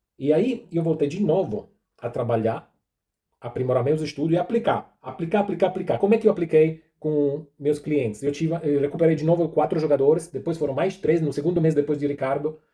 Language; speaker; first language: Portuguese; non-native, fluent; Italian